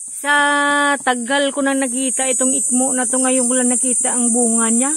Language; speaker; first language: Filipino; non-native, local second language; Cebuano